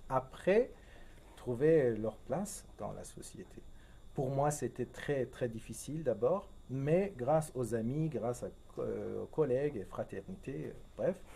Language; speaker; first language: French; non-native, fluent; Persian